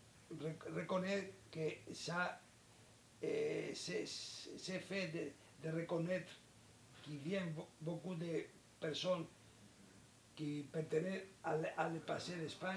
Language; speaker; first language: French; non-native, learner; Spanish